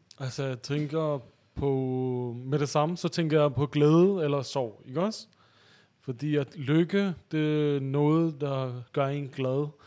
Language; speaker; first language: Danish; early bilingual, other home language; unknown